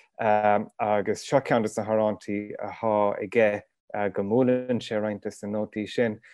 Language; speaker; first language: Irish; native; Irish